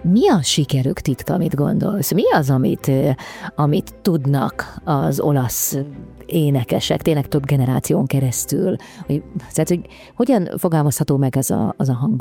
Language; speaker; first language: Hungarian; native; Hungarian